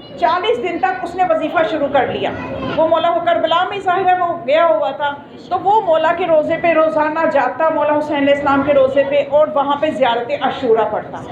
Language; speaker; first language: Urdu; native; Urdu